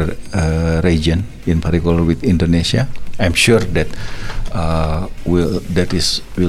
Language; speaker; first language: English; non-native, learner; Indonesian